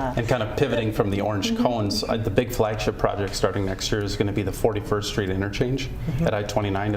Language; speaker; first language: English; native; English